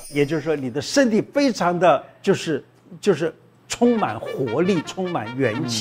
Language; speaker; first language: Chinese; native; Chinese